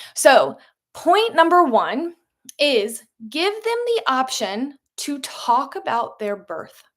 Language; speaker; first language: English; native; English